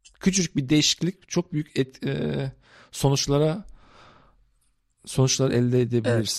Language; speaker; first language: Turkish; early bilingual, heritage; Turkish